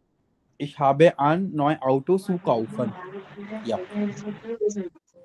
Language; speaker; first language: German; non-native, fluent; Hindi